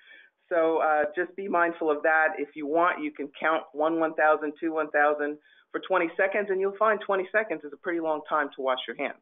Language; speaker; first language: English; native; English